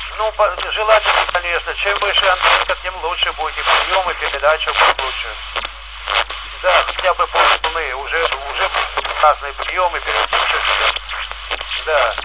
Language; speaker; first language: Russian; native; Russian